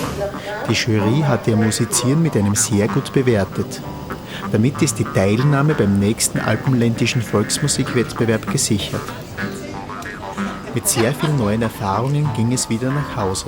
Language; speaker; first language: German; native; German